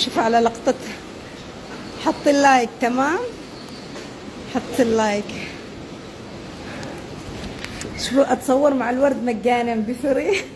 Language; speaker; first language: Arabic; native; Arabic